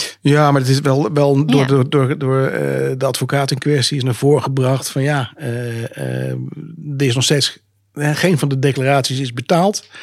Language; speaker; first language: Dutch; native; Dutch